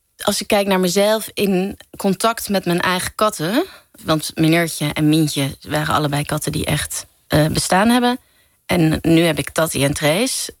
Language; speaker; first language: Dutch; native; Dutch